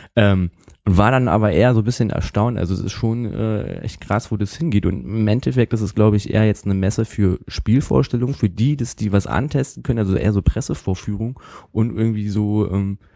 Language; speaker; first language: German; native; German